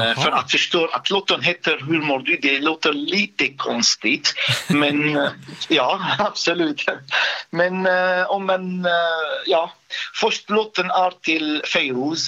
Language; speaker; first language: Swedish; non-native, fluent; Arabic